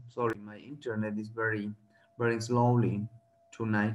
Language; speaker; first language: English; non-native, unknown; Spanish